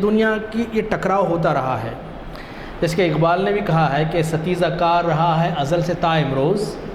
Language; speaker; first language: Urdu; non-native, local second language; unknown